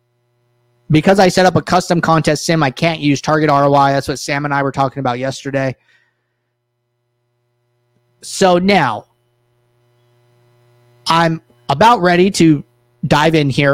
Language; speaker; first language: English; native; English